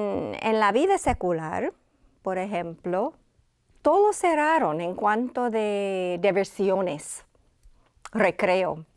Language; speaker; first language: Spanish; non-native, fluent; English